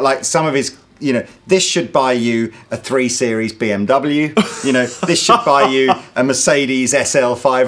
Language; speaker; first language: English; native; English